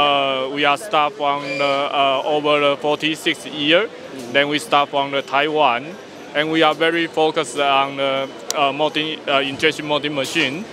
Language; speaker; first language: English; non-native, learner; Chinese